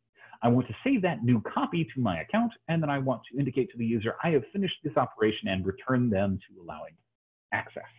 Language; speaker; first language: English; native; English